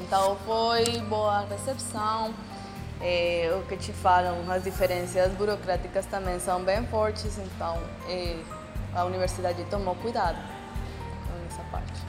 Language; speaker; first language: Portuguese; non-native, fluent; Spanish